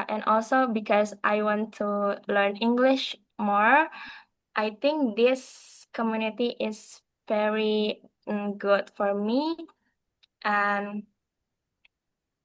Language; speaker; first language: English; non-native, learner; Indonesian